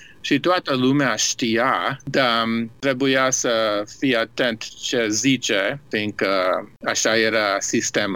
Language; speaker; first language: Romanian; early bilingual, heritage; Romanian